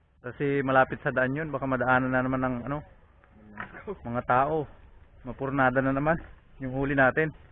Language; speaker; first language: Filipino; non-native, local second language; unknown